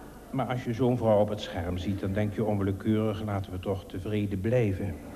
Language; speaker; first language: Dutch; native; Dutch